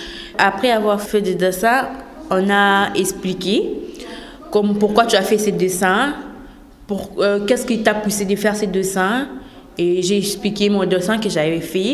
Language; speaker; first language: French; non-native, local second language; Lingala